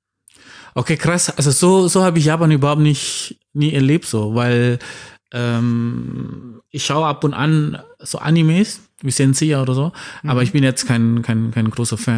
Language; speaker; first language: German; non-native, fluent; Indonesian